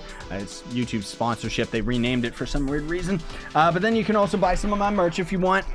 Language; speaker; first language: English; native; English